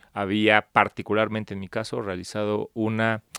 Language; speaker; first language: Spanish; native; Spanish